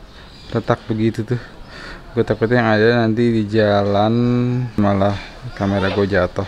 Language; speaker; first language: Indonesian; native; Indonesian